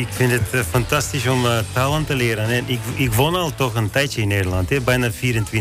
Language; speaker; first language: Dutch; non-native, fluent; Bulgarian